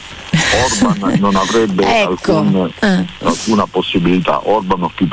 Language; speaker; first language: Italian; native; Italian